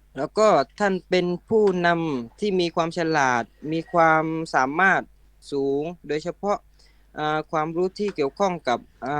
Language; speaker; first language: Thai; non-native, local second language; Pattani Malay